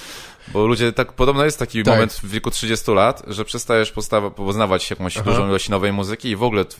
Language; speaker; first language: Polish; native; Polish